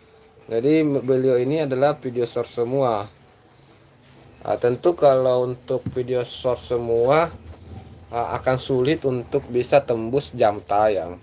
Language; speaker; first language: Indonesian; native; Indonesian